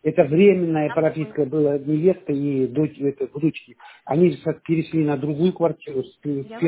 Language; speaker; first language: Russian; non-native, fluent; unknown